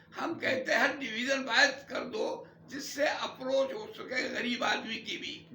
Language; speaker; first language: Urdu; native; Urdu